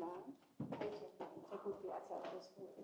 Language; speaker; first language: Romanian; non-native, local second language; Hungarian